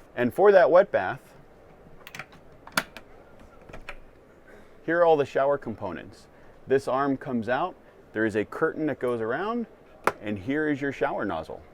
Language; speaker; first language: English; native; English